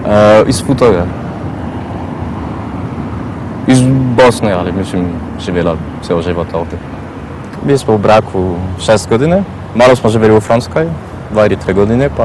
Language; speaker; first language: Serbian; non-native, fluent; French